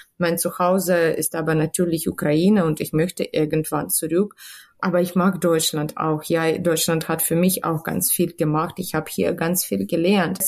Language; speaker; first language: German; non-native, fluent; Ukrainian